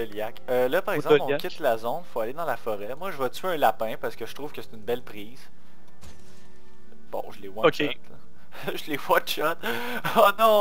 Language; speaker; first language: French; native; French